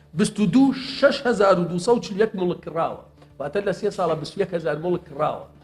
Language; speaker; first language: Central Kurdish; native; Central Kurdish